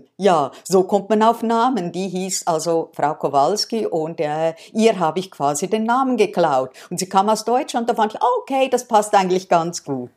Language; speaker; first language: German; native; German